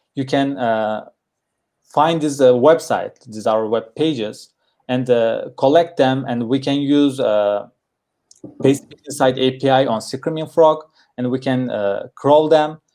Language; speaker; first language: English; non-native, learner; Turkish